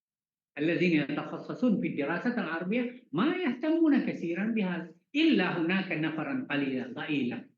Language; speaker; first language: Arabic; non-native, fluent; Malay